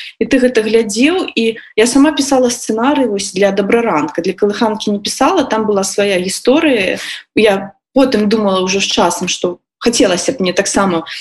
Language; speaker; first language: Belarusian; native; Belarusian